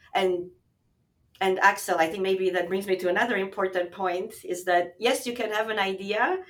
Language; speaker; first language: English; non-native, fluent; Albanian